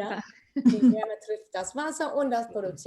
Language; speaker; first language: German; non-native, fluent; English